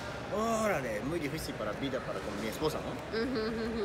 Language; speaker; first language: Spanish; non-native, learner; Japanese